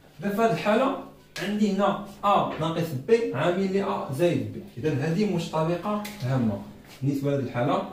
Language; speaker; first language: Arabic; native; Arabic